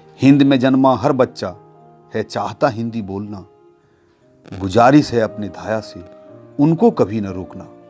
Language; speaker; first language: Hindi; native; Hindi